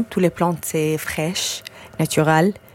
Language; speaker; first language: French; non-native, learner; Arabic